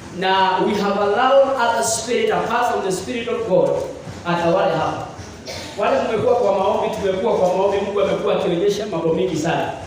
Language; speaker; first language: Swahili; non-native, local second language; Kikuyu